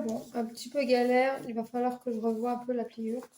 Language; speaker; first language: French; native; French